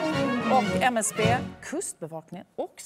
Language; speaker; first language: Swedish; native; Swedish